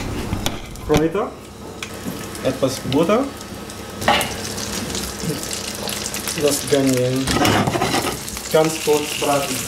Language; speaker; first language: German; non-native, learner; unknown